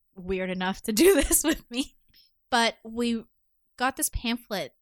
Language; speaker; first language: English; native; English